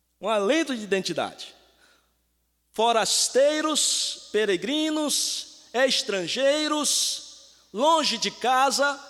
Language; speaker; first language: Portuguese; native; Portuguese